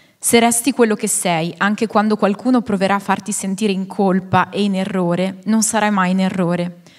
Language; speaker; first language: Italian; native; Italian